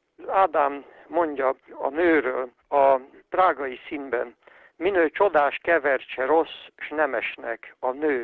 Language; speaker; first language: Hungarian; native; Hungarian